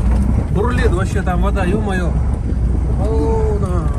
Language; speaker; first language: Russian; native; Russian